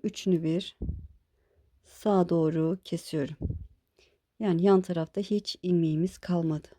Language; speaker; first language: Turkish; native; Turkish